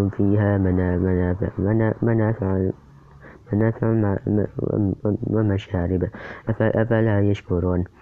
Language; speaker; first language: Arabic; non-native, learner; Indonesian